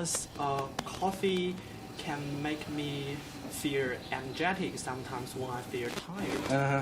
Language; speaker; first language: English; non-native, learner; Chinese